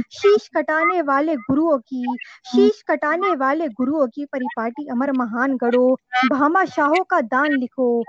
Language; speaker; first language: Hindi; native; Hindi